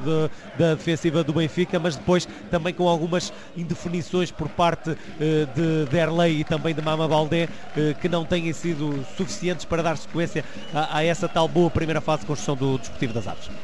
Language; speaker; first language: Portuguese; native; Portuguese